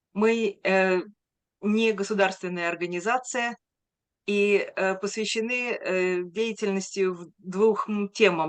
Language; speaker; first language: Russian; native; Russian